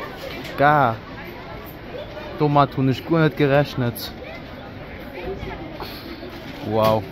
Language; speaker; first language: German; non-native, local second language; Luxembourgish